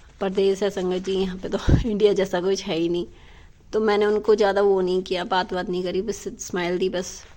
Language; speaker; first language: Hindi; native; Hindi